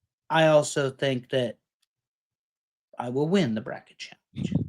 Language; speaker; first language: English; native; English